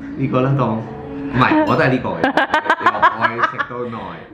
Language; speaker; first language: Chinese; native; Chinese